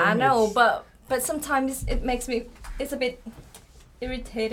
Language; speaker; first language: English; non-native, learner; Indonesian